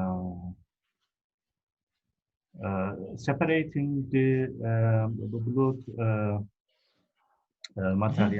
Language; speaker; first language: English; non-native, fluent; Turkish